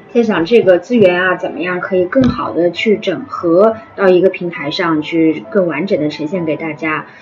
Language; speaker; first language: Chinese; non-native, local second language; Uyghur